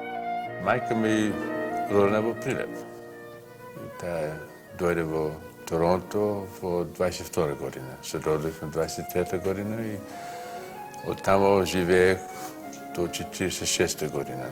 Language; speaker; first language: Macedonian; early bilingual, heritage; Macedonian